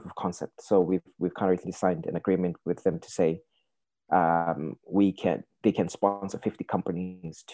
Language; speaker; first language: English; non-native, local second language; Shona